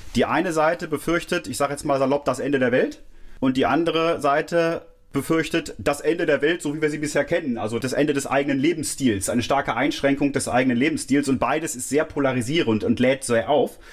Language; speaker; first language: German; native; German